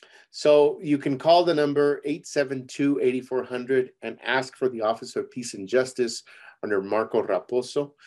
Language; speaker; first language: English; early bilingual, other home language; Spanish